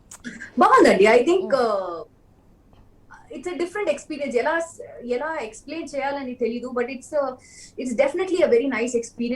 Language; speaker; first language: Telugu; non-native, local second language; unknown